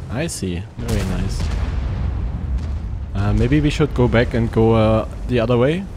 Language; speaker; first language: English; non-native, learner; German